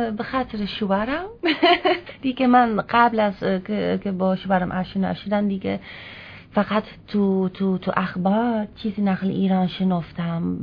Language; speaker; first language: Persian; non-native, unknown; Dutch